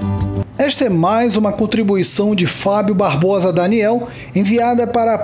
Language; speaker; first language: Portuguese; native; Portuguese